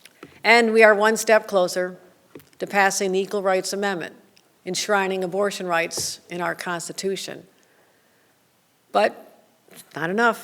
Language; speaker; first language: English; native; English